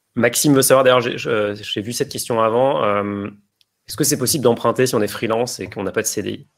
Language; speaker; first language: French; native; French